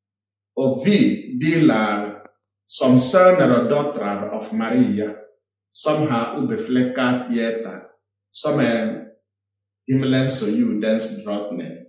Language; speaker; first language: Swedish; non-native, fluent; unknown